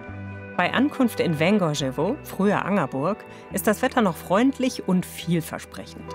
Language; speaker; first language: German; native; German